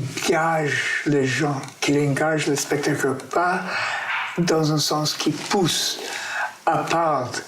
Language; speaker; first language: French; non-native, fluent; English